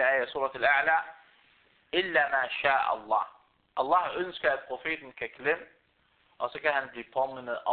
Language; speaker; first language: Danish; early bilingual, other home language; Arabic